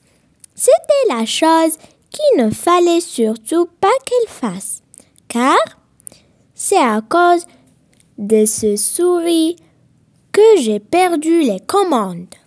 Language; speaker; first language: French; non-native, local second language; Arabic